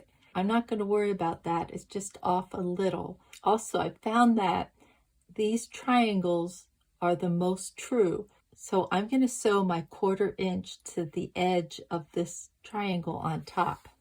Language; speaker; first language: English; native; English